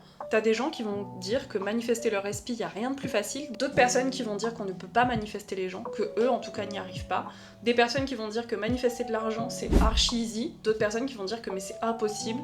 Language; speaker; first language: French; native; French